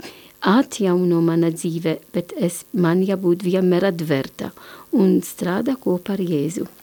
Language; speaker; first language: Latvian; non-native, learner; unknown